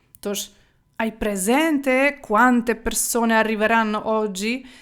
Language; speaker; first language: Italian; non-native, fluent; Ukrainian